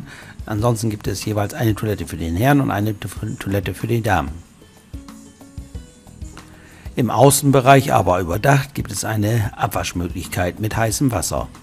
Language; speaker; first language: German; native; German